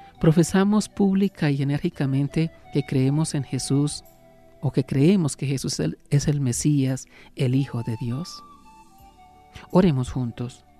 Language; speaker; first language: Spanish; native; Spanish